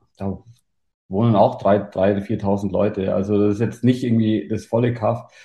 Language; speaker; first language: German; native; German